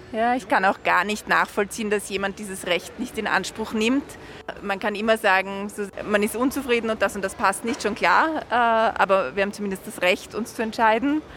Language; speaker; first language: German; native; German